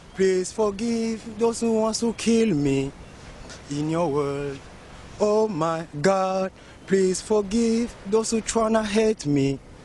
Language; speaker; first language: English; non-native, fluent; Lingala